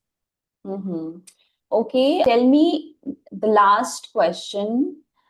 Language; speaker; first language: English; non-native, fluent; Hindi